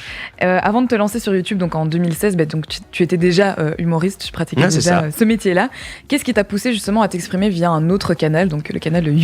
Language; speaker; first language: French; native; French